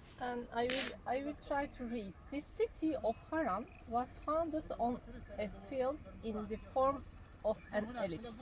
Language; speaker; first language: English; non-native, learner; Turkish